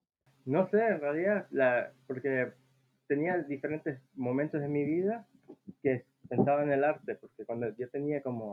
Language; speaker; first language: Spanish; early bilingual, heritage; Spanish